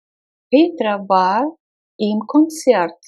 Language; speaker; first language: German; non-native, fluent; Russian